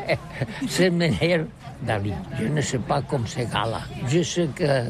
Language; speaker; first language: French; non-native, learner; Catalan